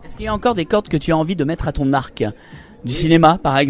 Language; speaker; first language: French; native; French